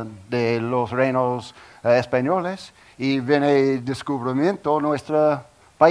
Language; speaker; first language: Spanish; non-native, learner; English